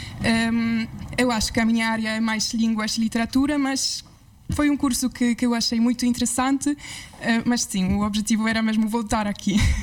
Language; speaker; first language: Portuguese; non-native, fluent; Polish